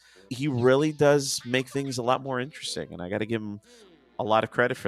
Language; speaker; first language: English; native; English